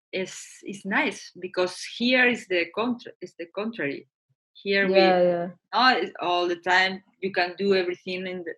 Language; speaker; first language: English; non-native, learner; Spanish